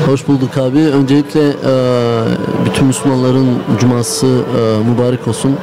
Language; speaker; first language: Turkish; early bilingual, heritage; Turkish